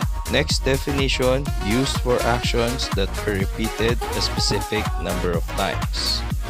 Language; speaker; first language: English; non-native, local second language; Filipino